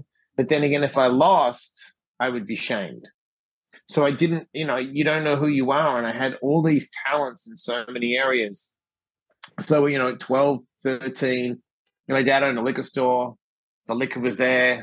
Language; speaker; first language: English; native; English